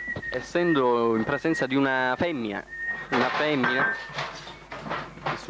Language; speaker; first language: Italian; native; Italian